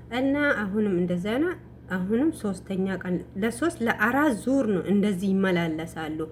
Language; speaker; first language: Amharic; non-native, local second language; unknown